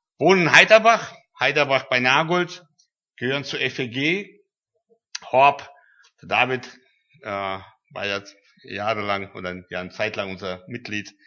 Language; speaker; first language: German; early bilingual, heritage; German